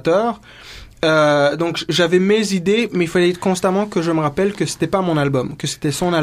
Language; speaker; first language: French; non-native, local second language; Kinyarwanda